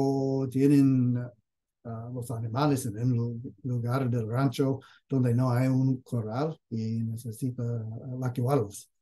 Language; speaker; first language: Spanish; non-native, fluent; English